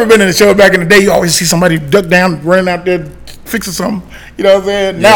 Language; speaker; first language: English; native; English